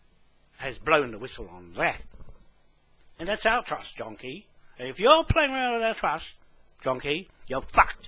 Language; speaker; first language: English; native; English